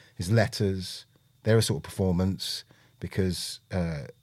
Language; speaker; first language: English; native; English